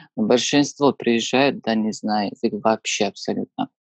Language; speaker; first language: Russian; non-native, fluent; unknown